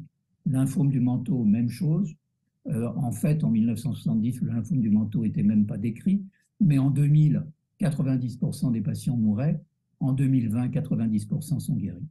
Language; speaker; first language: French; native; French